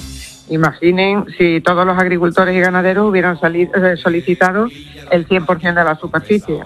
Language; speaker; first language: Spanish; native; Spanish